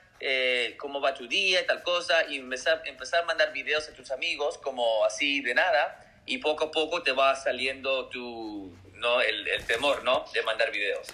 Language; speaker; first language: Spanish; early bilingual, heritage; Spanish